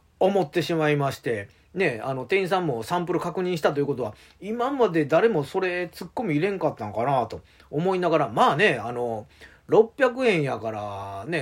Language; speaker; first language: Japanese; native; Japanese